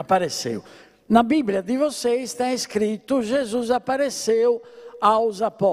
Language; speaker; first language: Portuguese; non-native, fluent; Italian